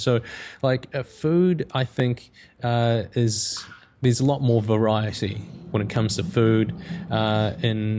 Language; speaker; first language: English; native; English